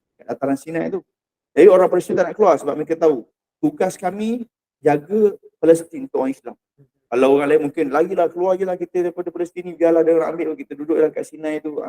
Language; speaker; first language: Malay; native; Malay